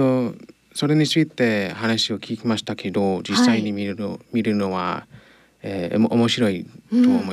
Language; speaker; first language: Japanese; non-native, learner; English